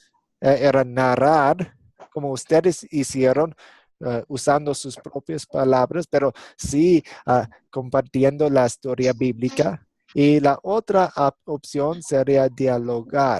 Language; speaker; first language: Spanish; non-native, fluent; English